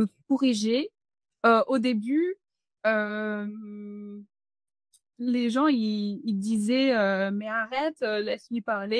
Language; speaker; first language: French; non-native, fluent; English